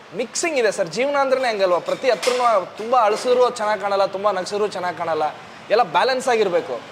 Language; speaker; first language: Kannada; native; Kannada